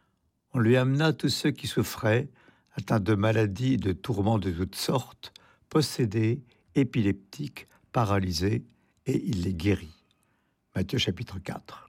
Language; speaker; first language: French; native; French